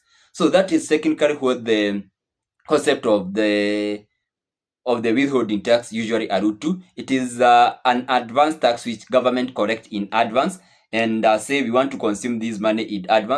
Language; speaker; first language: English; non-native, local second language; Swahili